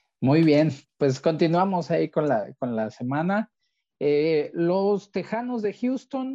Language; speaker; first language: Spanish; native; Spanish